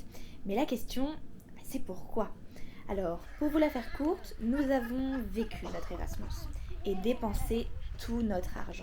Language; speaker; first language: French; native; French